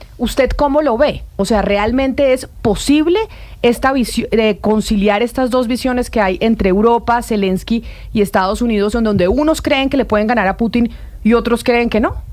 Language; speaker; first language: Spanish; native; Spanish